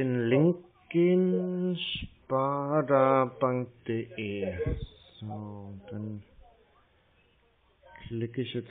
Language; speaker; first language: German; native; German